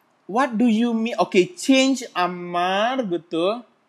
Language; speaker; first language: English; non-native, local second language; Malay